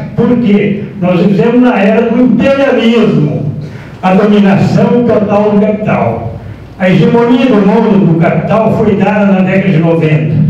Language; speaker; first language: Portuguese; native; Portuguese